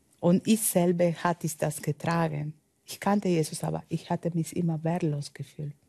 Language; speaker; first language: German; non-native, learner; Spanish